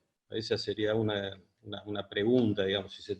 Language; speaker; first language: Spanish; native; Spanish